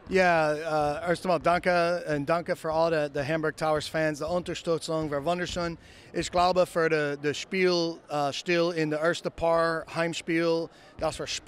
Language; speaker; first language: German; non-native, learner; English